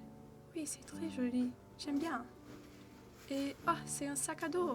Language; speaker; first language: French; non-native, learner; English